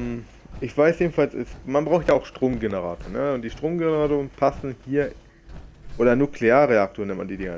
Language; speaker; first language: German; native; German